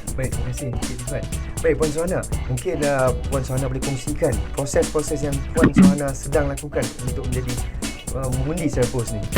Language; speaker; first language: Malay; native; Malay